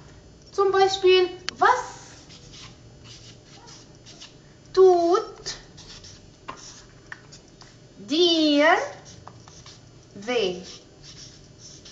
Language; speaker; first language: German; non-native, fluent; Arabic